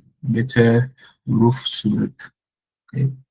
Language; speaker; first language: German; non-native, fluent; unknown